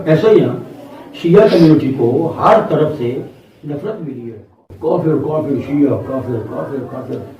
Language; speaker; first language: Urdu; non-native, local second language; Punjabi